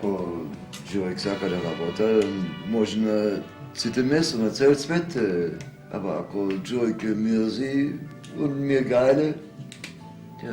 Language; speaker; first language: Macedonian; non-native, learner; German